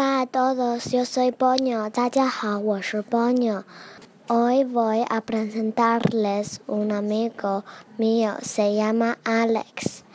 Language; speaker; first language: Spanish; non-native, learner; Chinese